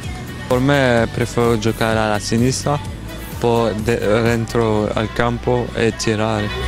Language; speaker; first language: Italian; non-native, learner; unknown